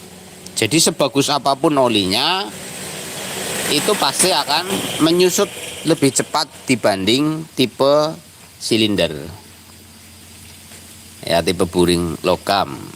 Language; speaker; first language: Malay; non-native, local second language; Javanese